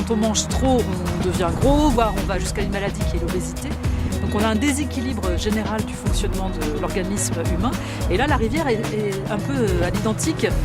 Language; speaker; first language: French; native; French